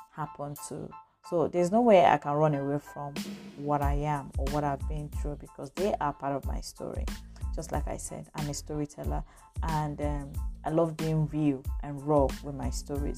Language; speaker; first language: English; non-native, local second language; Igbo